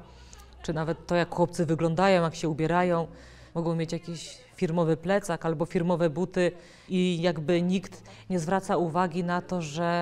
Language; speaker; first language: Polish; native; Polish